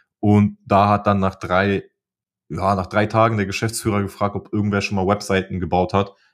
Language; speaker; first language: German; early bilingual, other home language; Polish